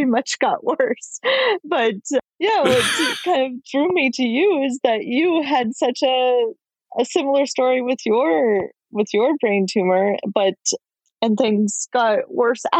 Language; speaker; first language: English; native; English